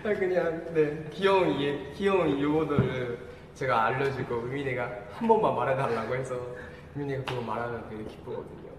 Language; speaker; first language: Korean; non-native, fluent; Japanese